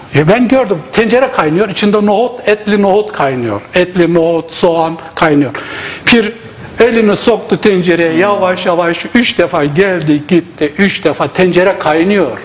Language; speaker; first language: Turkish; non-native, local second language; Zaza